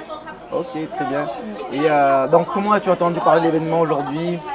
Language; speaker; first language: French; native; French